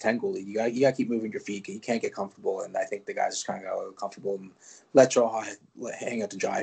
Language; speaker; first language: English; non-native, fluent; French